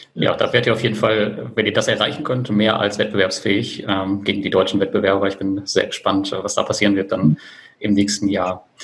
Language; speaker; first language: German; native; German